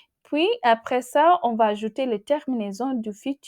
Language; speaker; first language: French; non-native, fluent; English